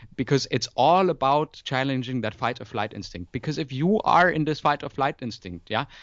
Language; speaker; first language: English; non-native, fluent; German